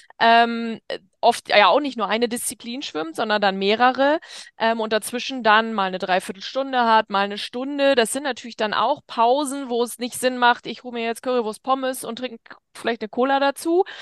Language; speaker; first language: German; native; German